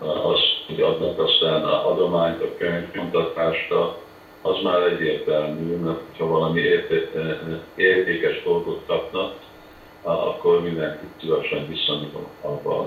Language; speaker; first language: Hungarian; early bilingual, heritage; Hungarian